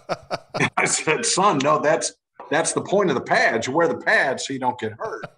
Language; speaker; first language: English; native; English